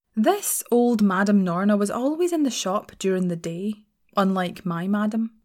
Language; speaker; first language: English; native; English